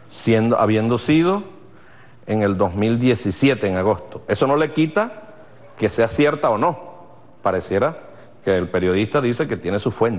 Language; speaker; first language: Spanish; native; Spanish